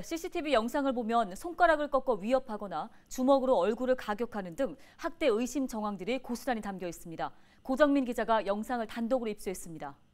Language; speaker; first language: Korean; native; Korean